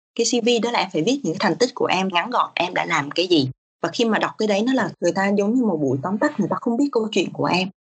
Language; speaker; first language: Vietnamese; native; Vietnamese